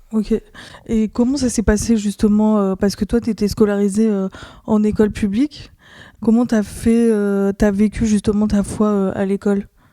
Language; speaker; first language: French; native; French